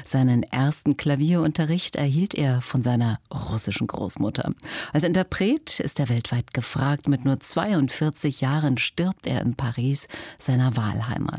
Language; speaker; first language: German; native; German